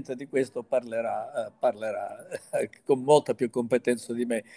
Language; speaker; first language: Italian; native; Italian